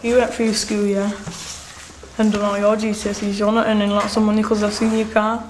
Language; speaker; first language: English; native; English